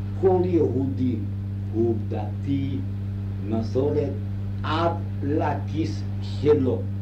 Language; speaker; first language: Hebrew; non-native, fluent; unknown